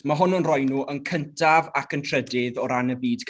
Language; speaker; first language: Welsh; native; Welsh